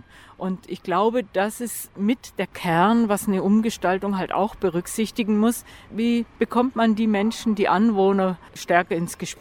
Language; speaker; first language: German; native; German